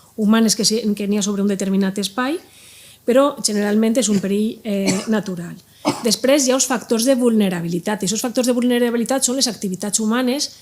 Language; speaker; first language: Catalan; native; Catalan